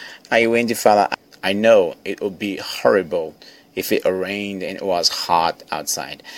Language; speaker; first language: English; non-native, fluent; Portuguese